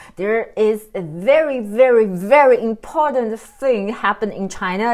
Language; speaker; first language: English; non-native, fluent; Chinese